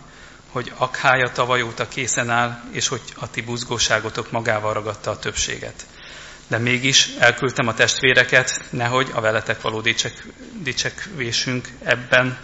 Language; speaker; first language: Hungarian; native; Hungarian